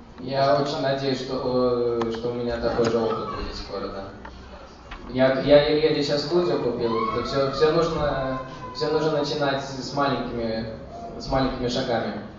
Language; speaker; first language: Russian; early bilingual, heritage; Russian